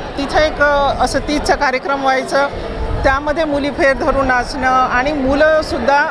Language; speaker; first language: Marathi; non-native, local second language; Lambadi